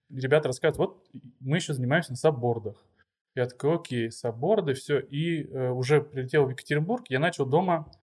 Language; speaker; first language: Russian; native; Russian